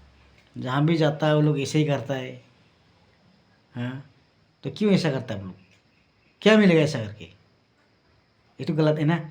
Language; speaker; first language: Hindi; non-native, local second language; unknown